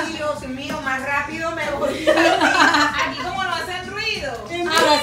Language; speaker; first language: Spanish; native; Spanish